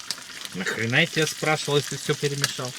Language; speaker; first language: Russian; native; Russian